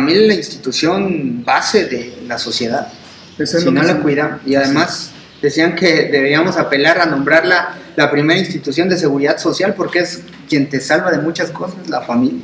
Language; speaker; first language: Spanish; native; Spanish